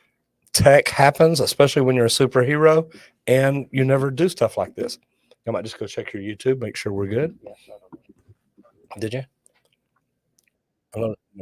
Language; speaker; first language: English; native; English